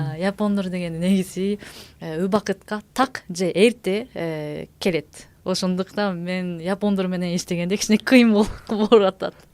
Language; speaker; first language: Kyrgyz; non-native, learner; Japanese